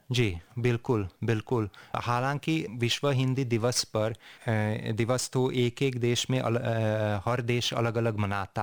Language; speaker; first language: Hindi; non-native, fluent; Hungarian